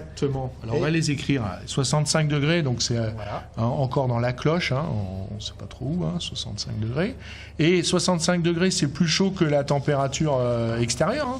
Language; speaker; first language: French; native; French